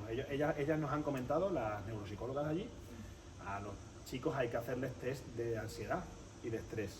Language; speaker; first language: Spanish; native; Spanish